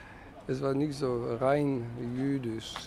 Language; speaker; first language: German; non-native, fluent; Polish